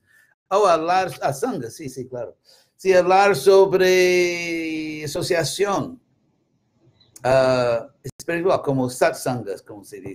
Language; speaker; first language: Spanish; non-native, fluent; English